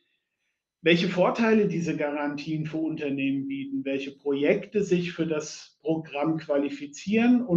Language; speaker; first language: German; native; German